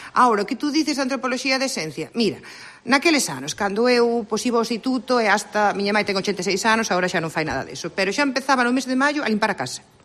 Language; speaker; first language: Galician; native; Galician